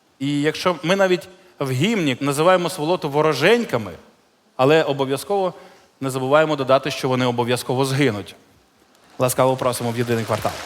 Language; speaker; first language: Ukrainian; non-native, local second language; Russian